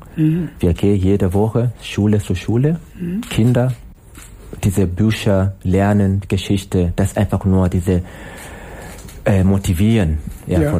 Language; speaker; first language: German; non-native, learner; Swahili